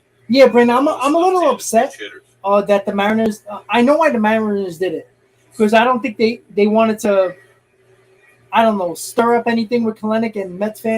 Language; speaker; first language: English; native; English